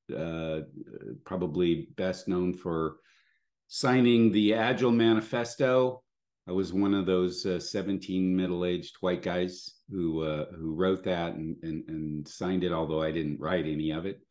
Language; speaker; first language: English; native; English